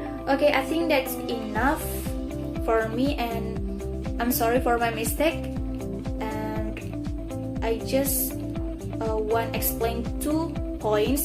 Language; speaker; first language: English; non-native, learner; Indonesian